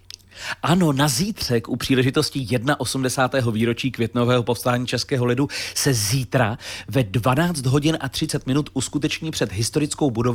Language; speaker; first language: Czech; native; Czech